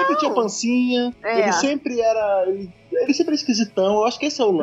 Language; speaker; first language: Portuguese; native; Portuguese